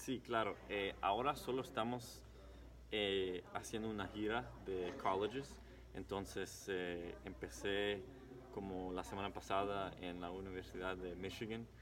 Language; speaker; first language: Spanish; early bilingual, heritage; English